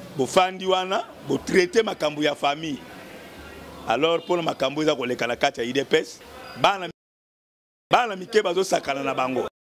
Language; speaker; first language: Lingala; non-native, local second language; Kongo